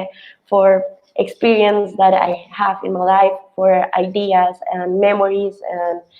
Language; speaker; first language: English; non-native, fluent; Spanish